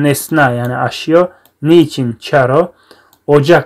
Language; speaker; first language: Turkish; non-native, fluent; Tajik